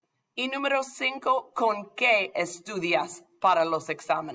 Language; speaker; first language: Spanish; non-native, fluent; English